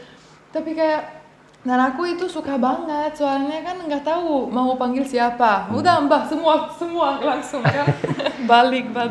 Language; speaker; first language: Indonesian; non-native, fluent; Romanian